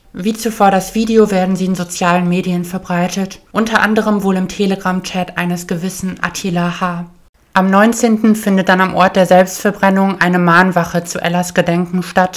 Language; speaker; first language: German; native; German